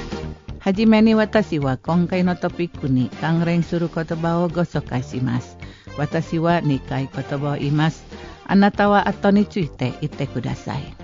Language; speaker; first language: Japanese; non-native, learner; Indonesian